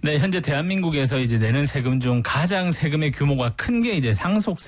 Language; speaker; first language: Korean; native; Korean